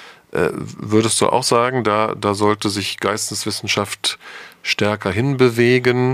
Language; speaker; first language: German; native; German